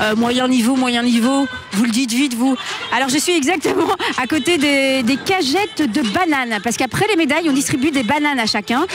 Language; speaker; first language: French; native; French